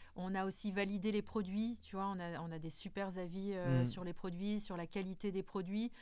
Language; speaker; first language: French; native; French